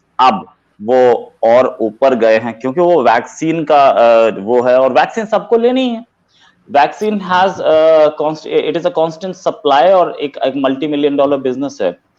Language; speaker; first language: Hindi; native; Hindi